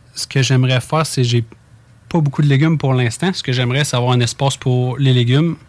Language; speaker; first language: French; native; French